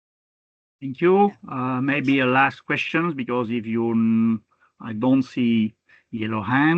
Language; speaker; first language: English; non-native, fluent; French